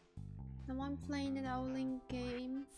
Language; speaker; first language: English; non-native, learner; Japanese